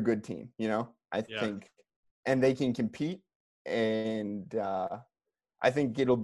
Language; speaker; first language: English; native; English